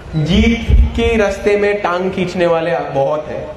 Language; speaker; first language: Hindi; non-native, local second language; Marathi